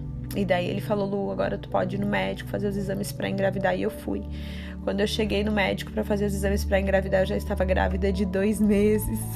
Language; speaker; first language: Portuguese; native; Portuguese